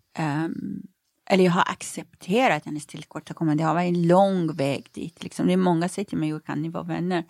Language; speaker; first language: Swedish; non-native, fluent; Persian